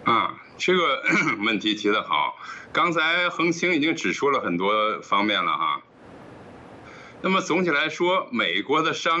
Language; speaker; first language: Chinese; native; Chinese